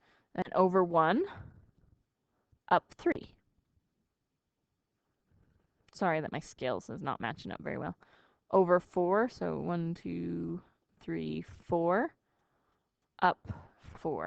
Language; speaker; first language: English; native; English